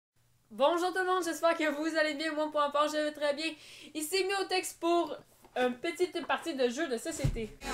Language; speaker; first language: French; native; French